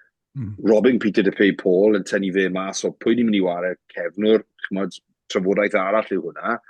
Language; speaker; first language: Welsh; native; Welsh